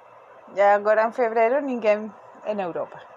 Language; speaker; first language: Portuguese; non-native, fluent; Spanish